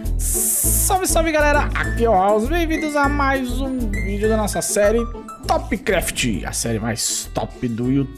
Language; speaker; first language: Portuguese; native; Portuguese